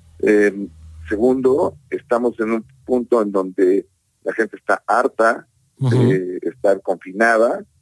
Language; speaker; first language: Spanish; native; Spanish